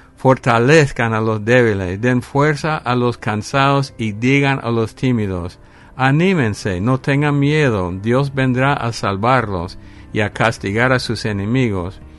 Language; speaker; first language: Spanish; non-native, fluent; English